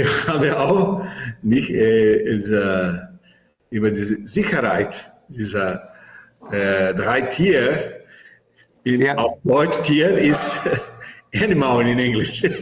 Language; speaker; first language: German; non-native, learner; Portuguese